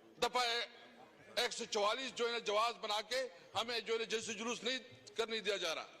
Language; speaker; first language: Urdu; non-native, local second language; Pashto